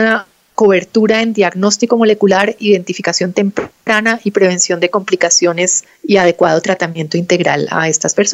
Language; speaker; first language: Spanish; native; Spanish